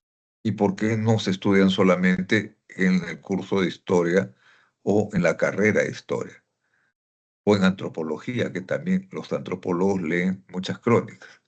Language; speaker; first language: Spanish; native; Spanish